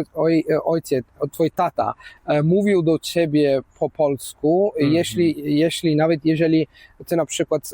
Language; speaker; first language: Polish; non-native, fluent; Italian